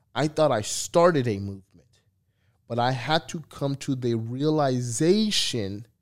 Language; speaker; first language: English; early bilingual, other home language; Haitian Creole